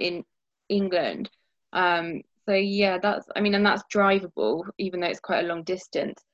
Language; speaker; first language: English; native; English